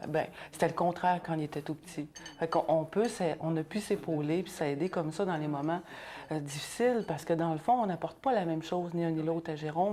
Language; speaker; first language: French; native; French